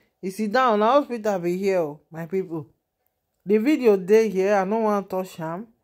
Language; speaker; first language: Nigerian Pidgin; non-native, local second language; Yoruba